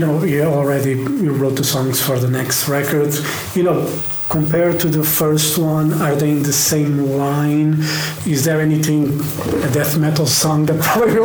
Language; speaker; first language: English; non-native, fluent; Portuguese